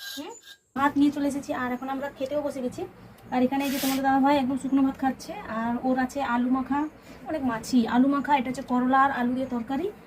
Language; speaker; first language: Bangla; non-native, local second language; Santali